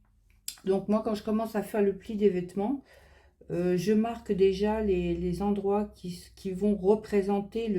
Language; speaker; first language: French; native; French